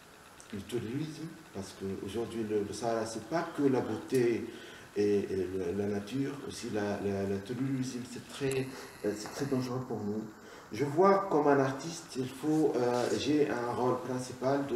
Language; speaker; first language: French; non-native, local second language; Arabic